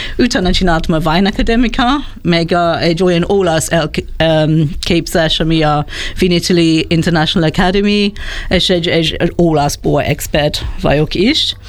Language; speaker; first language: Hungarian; non-native, fluent; English